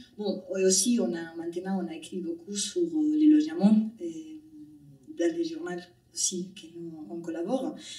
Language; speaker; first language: French; non-native, fluent; Spanish